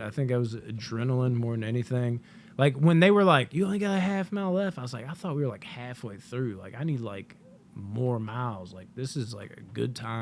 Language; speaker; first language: English; native; English